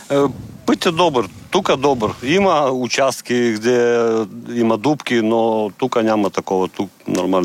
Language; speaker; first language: Bulgarian; non-native, learner; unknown